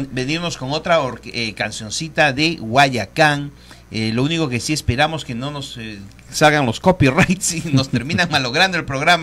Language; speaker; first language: Spanish; native; Spanish